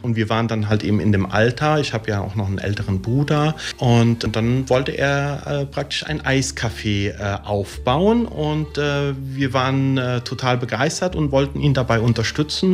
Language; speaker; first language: German; early bilingual, other home language; Italian